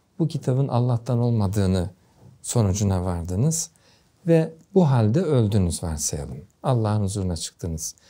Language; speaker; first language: Turkish; native; Turkish